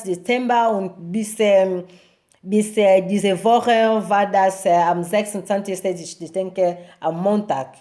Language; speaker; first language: German; non-native, learner; Lingala